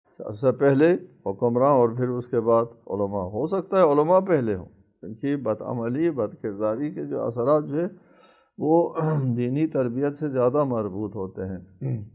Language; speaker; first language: Urdu; non-native, local second language; Balti